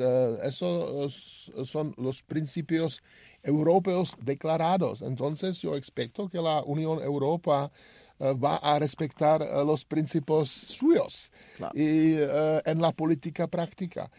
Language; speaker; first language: Spanish; non-native, learner; Czech